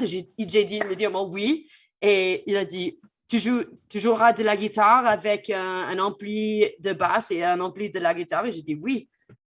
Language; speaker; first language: French; non-native, fluent; English